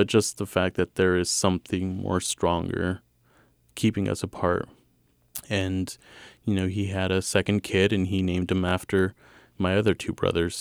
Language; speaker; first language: English; native; English